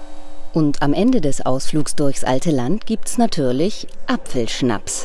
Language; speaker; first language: German; native; German